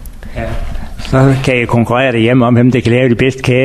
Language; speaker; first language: Danish; native; Danish